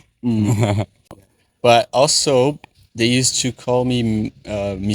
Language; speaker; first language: English; non-native, fluent; Portuguese